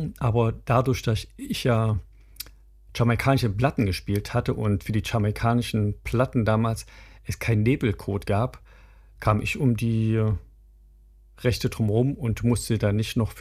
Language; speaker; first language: German; native; German